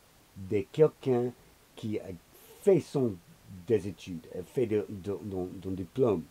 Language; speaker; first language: French; non-native, learner; English